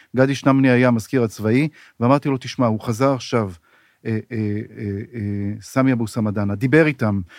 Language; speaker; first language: Hebrew; native; Hebrew